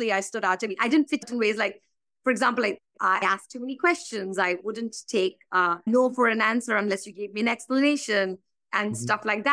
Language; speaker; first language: English; non-native, local second language; Bangla